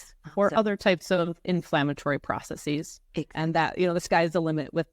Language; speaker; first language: English; native; English